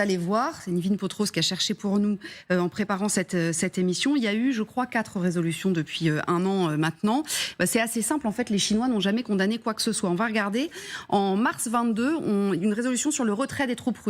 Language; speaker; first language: French; native; French